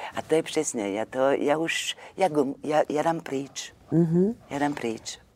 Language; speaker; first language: Czech; non-native, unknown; French